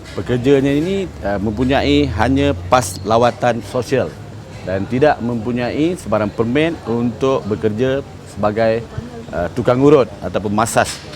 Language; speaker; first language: Malay; native; Malay